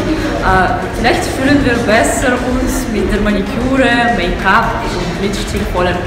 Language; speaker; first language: German; non-native, learner; Russian